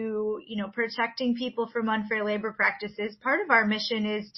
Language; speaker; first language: English; native; English